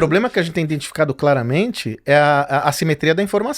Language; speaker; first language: Portuguese; native; Portuguese